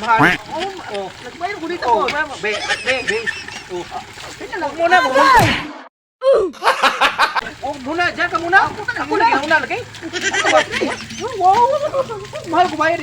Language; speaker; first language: Filipino; non-native, local second language; Cebuano